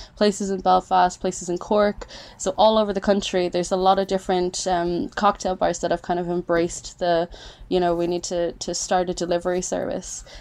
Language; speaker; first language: English; native; English